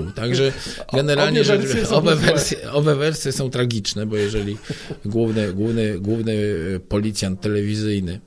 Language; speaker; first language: Polish; native; Polish